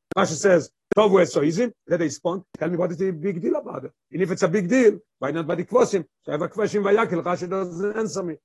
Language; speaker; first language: English; non-native, fluent; Hebrew